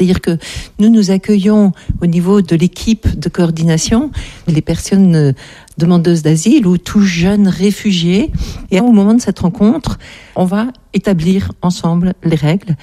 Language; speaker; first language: French; native; French